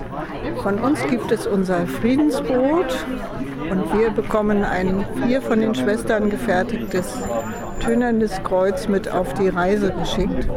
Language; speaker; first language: German; native; German